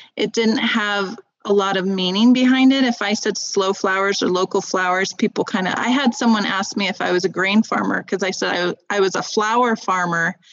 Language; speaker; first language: English; native; English